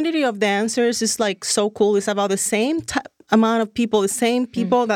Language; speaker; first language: English; non-native, fluent; Spanish